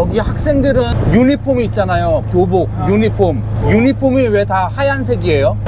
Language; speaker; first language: Korean; native; Korean